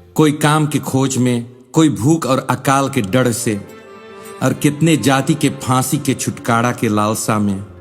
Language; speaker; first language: Bhojpuri; early bilingual, heritage; Bhojpuri